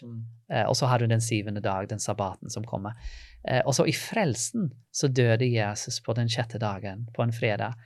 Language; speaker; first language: Norwegian; non-native, fluent; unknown